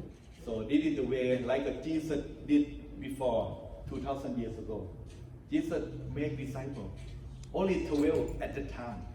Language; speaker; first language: English; non-native, learner; Thai